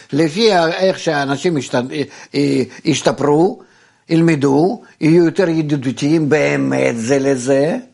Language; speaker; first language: Hebrew; non-native, fluent; Russian